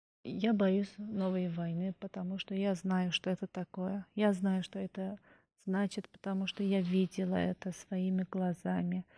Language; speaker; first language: Russian; non-native, fluent; Azerbaijani